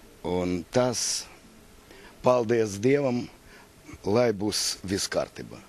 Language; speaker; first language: Latvian; non-native, local second language; Russian